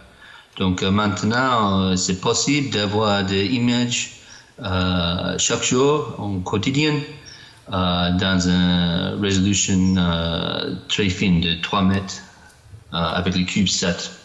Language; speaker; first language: French; non-native, learner; English